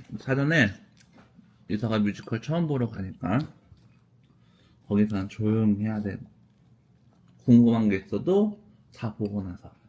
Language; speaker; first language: Korean; native; Korean